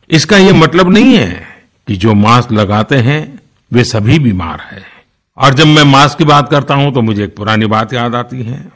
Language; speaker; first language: Hindi; non-native, local second language; Gujarati